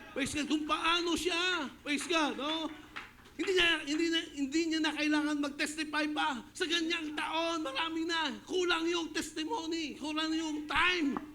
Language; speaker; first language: Filipino; non-native, local second language; Hiligaynon